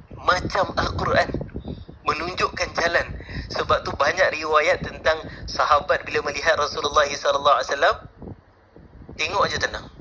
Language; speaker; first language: Malay; native; Malay